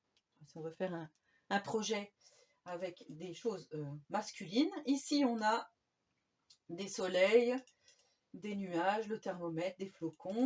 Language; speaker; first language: French; native; French